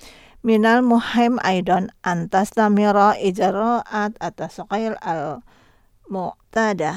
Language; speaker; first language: Arabic; non-native, fluent; Indonesian